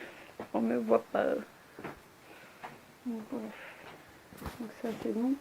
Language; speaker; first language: French; native; French